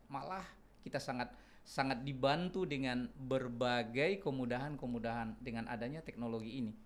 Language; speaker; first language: Indonesian; non-native, local second language; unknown